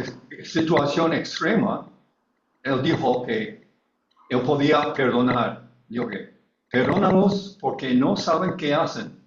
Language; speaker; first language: Spanish; non-native, learner; English